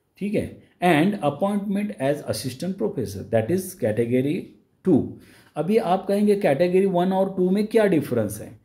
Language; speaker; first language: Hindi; non-native, local second language; Marathi